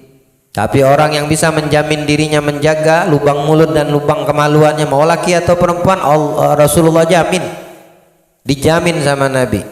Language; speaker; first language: Indonesian; native; Indonesian